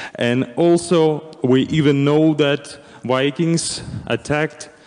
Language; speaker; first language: English; non-native, fluent; Russian